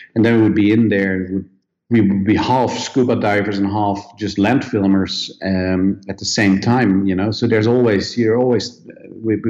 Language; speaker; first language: English; non-native, fluent; Dutch